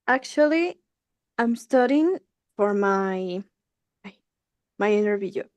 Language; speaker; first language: English; non-native, learner; Spanish